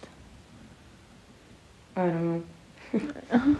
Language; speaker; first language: English; non-native, learner; Russian